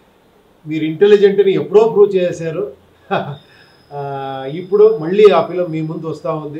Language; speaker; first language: Telugu; non-native, local second language; Kannada